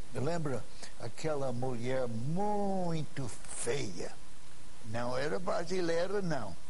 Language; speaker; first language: Portuguese; non-native, fluent; English